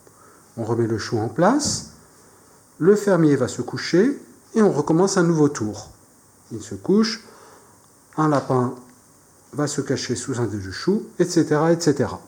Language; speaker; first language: French; native; French